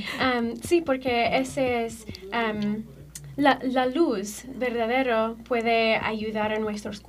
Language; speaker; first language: Spanish; non-native, fluent; English